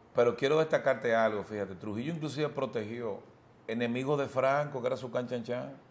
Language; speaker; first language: Spanish; native; Spanish